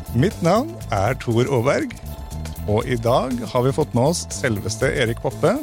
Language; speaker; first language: Norwegian; native; Norwegian